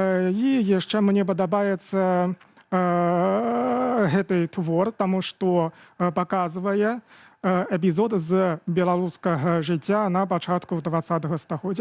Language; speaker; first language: Belarusian; non-native, fluent; Chinese